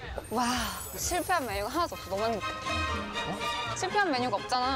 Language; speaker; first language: Korean; native; Korean